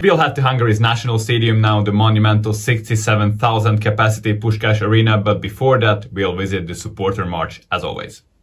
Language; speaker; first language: English; non-native, fluent; Hungarian